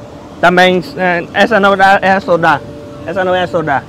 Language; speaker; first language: Portuguese; non-native, learner; Vietnamese